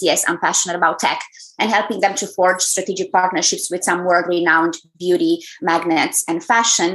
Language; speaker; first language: English; non-native, fluent; Romanian